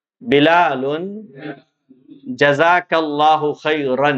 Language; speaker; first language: Arabic; non-native, fluent; Urdu